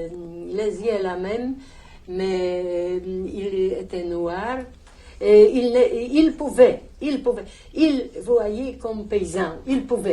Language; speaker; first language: French; non-native, learner; Polish